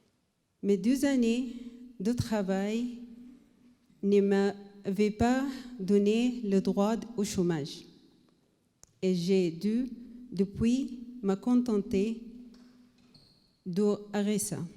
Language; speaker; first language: French; non-native, learner; Arabic